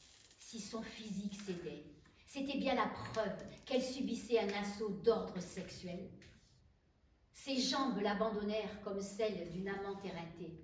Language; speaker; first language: French; native; French